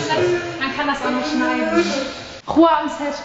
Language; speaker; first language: German; native; German